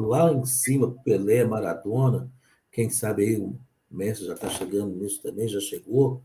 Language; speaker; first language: Portuguese; native; Portuguese